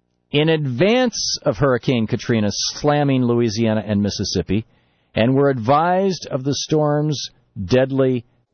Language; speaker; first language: English; native; English